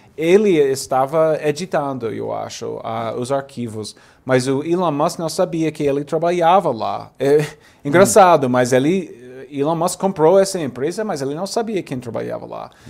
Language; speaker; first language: Portuguese; non-native, fluent; English